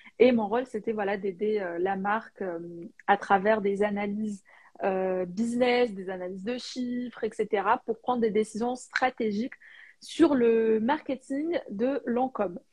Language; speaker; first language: French; non-native, local second language; Arabic